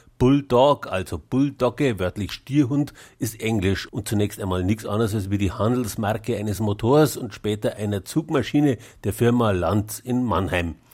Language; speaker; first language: German; native; German